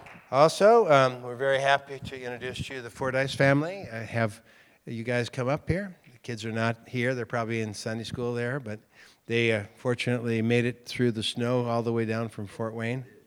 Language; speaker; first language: English; native; English